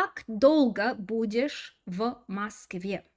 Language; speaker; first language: Russian; non-native, fluent; English